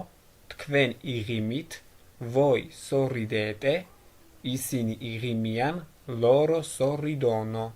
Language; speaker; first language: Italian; non-native, fluent; Georgian